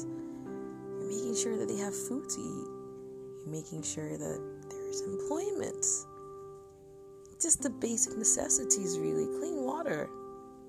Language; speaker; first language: English; non-native, local second language; Yoruba